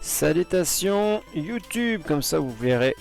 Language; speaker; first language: French; native; French